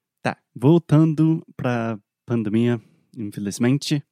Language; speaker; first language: Portuguese; non-native, fluent; English